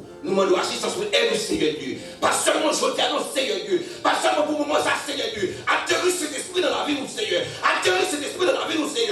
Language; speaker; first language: French; non-native, local second language; Haitian Creole